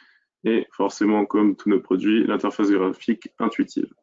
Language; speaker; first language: French; native; French